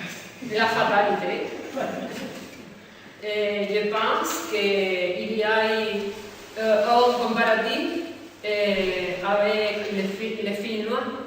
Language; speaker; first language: French; non-native, learner; Spanish